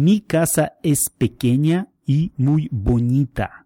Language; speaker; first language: Spanish; non-native, fluent; Russian